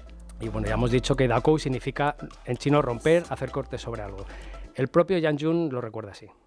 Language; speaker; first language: Spanish; native; Spanish